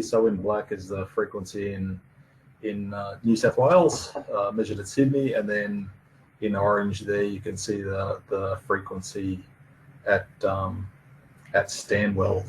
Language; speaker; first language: English; native; English